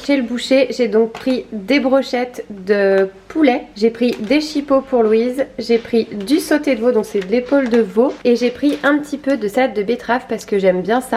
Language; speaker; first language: French; native; French